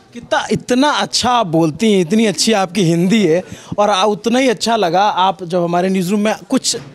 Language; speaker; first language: Hindi; native; Hindi